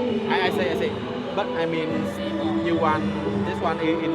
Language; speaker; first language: English; non-native, learner; Vietnamese